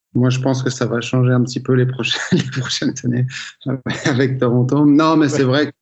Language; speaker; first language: French; native; French